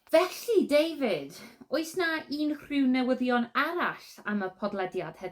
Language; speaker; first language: Welsh; non-native, learner; English